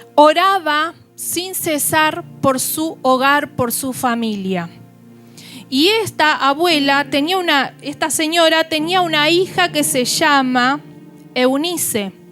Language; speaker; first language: Spanish; native; Spanish